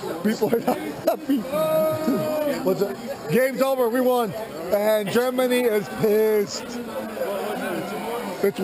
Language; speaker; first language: English; early bilingual, other home language; Spanish